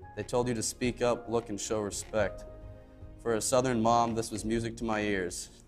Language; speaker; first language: English; native; English